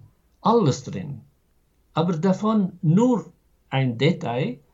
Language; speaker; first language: German; non-native, fluent; Arabic